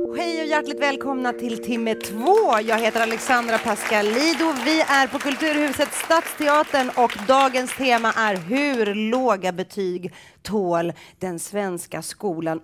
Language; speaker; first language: Swedish; early bilingual, other home language; Greek